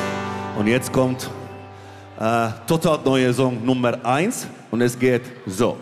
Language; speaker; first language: German; non-native, learner; Finnish